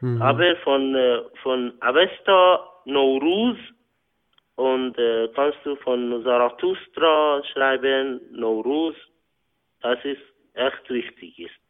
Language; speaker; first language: German; non-native, learner; Persian